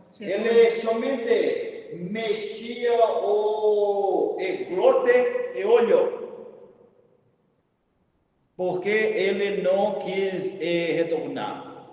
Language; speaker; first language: Portuguese; non-native, fluent; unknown